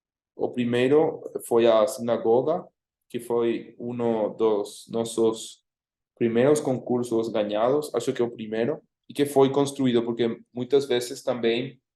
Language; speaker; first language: Portuguese; non-native, fluent; Spanish